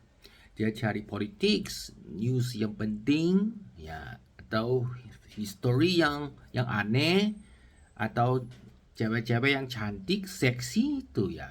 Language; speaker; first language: Indonesian; non-native, learner; Chinese